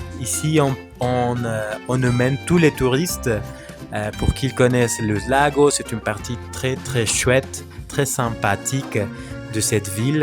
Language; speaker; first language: French; non-native, fluent; Spanish